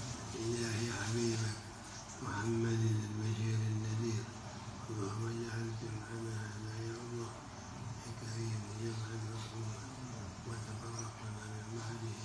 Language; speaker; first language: Arabic; non-native, fluent; Indonesian